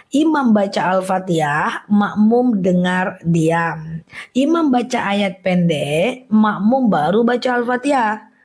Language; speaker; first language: Indonesian; non-native, local second language; Minangkabau